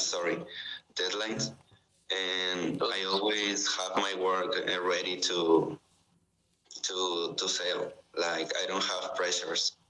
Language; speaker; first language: English; non-native, learner; Spanish